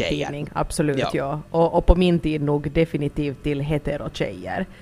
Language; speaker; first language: Swedish; native; Swedish